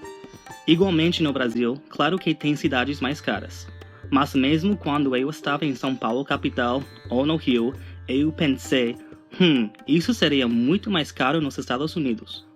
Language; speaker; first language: Portuguese; non-native, fluent; English